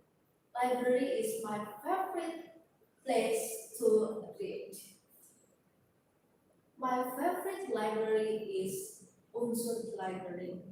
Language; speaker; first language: English; non-native, learner; Indonesian